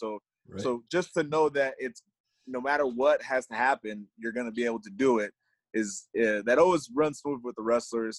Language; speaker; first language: English; native; English